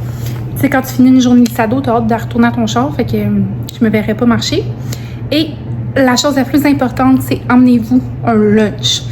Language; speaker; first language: French; native; French